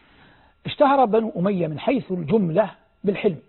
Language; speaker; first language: Arabic; native; Arabic